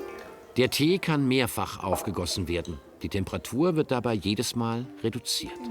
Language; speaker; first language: German; native; German